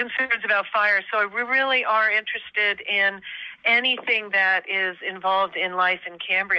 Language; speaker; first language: English; native; English